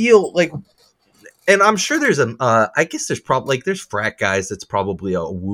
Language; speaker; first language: English; native; English